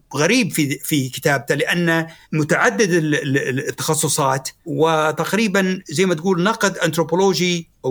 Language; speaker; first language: Arabic; native; Arabic